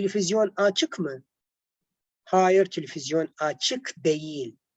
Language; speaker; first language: Turkish; non-native, learner; Arabic